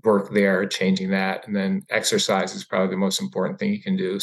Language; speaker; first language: English; native; English